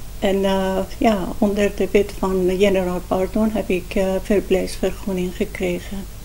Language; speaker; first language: Dutch; non-native, learner; Persian